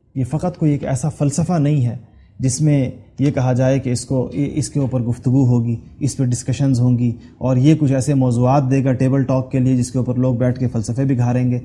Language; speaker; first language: Urdu; non-native, local second language; Pashto